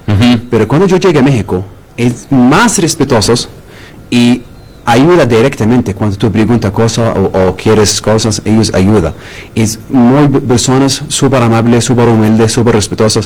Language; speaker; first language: Spanish; non-native, learner; Arabic